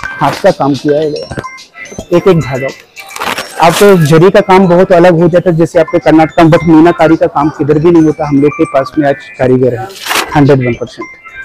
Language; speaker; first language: Hindi; non-native, local second language; Assamese